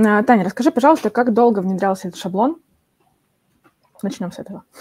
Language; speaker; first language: Russian; native; Russian